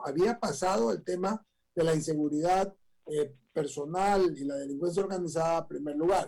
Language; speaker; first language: Spanish; native; Spanish